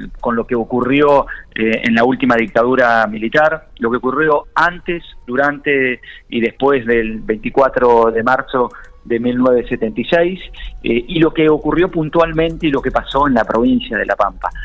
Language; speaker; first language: Spanish; native; Spanish